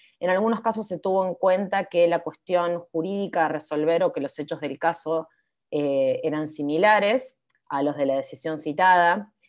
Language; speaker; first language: Spanish; native; Spanish